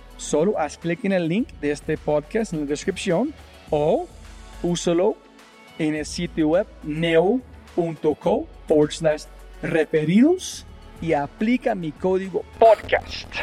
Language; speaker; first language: Spanish; non-native, fluent; English